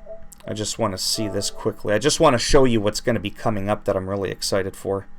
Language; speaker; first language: English; native; English